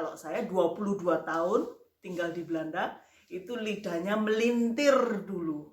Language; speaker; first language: Indonesian; native; Indonesian